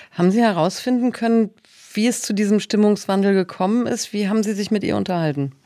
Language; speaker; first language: German; native; German